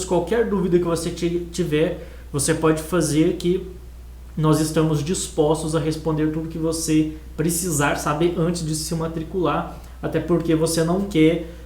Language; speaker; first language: Portuguese; native; Portuguese